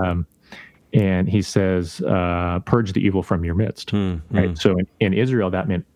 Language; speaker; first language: English; native; English